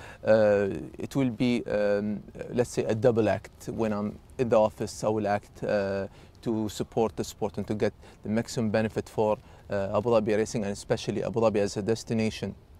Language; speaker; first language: English; non-native, fluent; Arabic